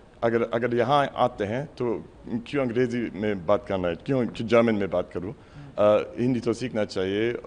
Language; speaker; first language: Hindi; non-native, learner; German